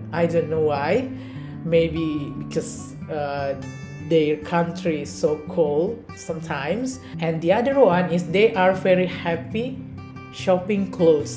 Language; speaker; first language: English; non-native, learner; Indonesian